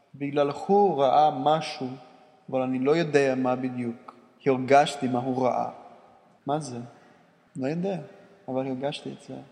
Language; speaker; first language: Hebrew; non-native, learner; English